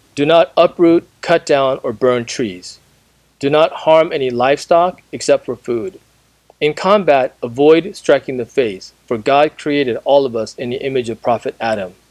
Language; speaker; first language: English; native; English